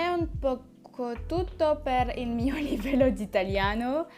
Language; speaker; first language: Italian; non-native, learner; French